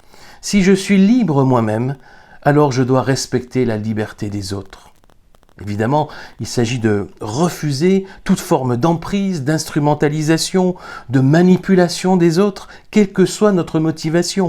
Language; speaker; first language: French; native; French